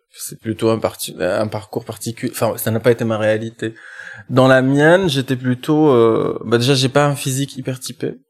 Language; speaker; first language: French; non-native, local second language; Arabic